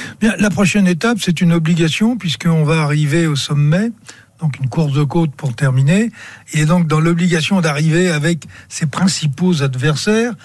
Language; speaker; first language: French; native; French